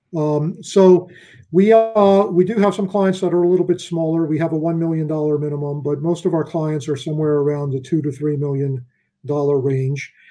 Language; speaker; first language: English; native; English